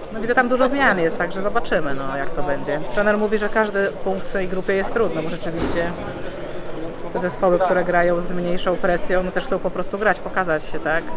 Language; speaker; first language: Polish; native; Polish